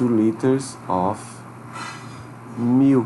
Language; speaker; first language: English; non-native, fluent; Portuguese